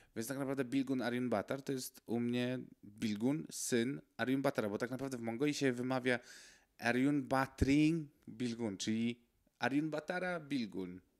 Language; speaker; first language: Polish; early bilingual, other home language; Mongolian